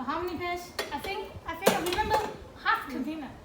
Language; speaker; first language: English; non-native, learner; Chinese